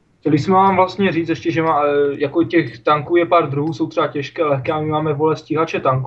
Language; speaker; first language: Czech; native; Czech